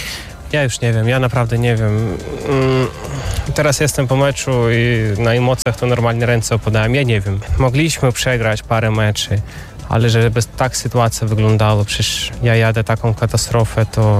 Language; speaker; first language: Polish; non-native, fluent; Russian